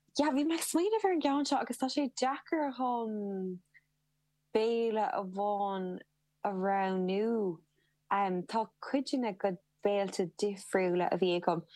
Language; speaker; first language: Irish; non-native, local second language; English